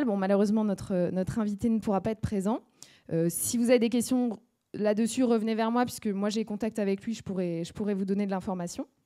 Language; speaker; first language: French; native; French